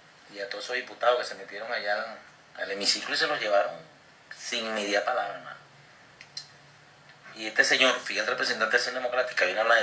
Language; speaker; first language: Spanish; native; Spanish